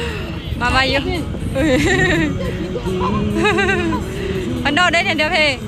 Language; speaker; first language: Chinese; non-native, fluent; Vietnamese